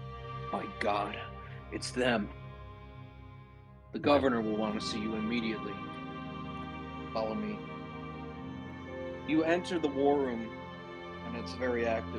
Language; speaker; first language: English; native; English